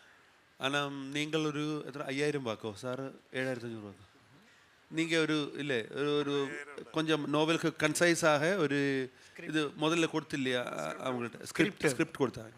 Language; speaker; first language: Tamil; non-native, learner; Malayalam